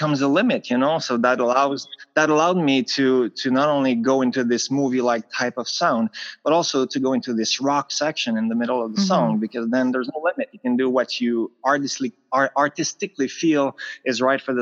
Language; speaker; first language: English; non-native, fluent; French